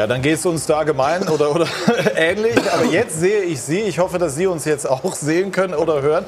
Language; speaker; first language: German; native; German